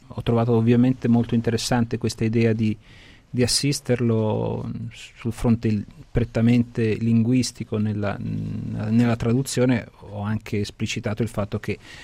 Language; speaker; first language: Italian; early bilingual, heritage; Italian